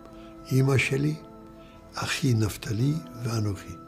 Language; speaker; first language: Hebrew; early bilingual, other home language; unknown